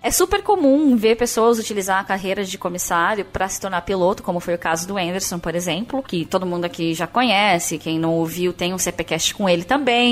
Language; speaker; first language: Portuguese; native; Portuguese